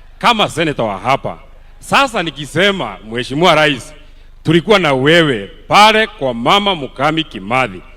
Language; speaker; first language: Swahili; non-native, local second language; Kikuyu